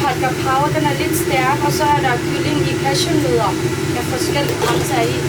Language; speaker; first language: Danish; non-native, learner; Thai